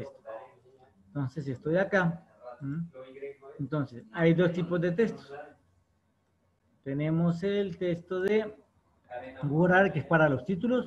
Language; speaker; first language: Spanish; native; Spanish